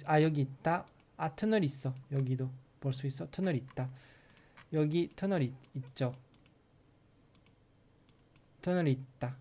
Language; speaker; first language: Korean; non-native, learner; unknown